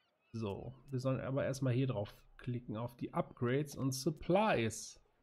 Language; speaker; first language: German; native; German